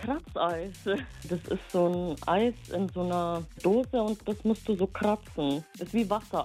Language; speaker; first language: German; native; German